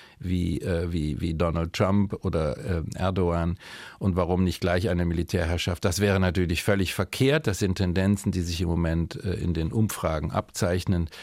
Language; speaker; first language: German; native; German